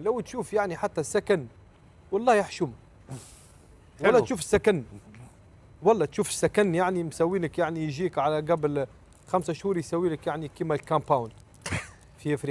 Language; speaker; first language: Arabic; native; Arabic